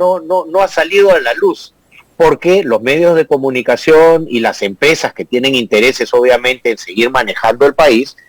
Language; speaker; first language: Spanish; native; Spanish